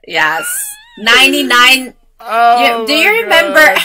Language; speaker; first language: English; native; English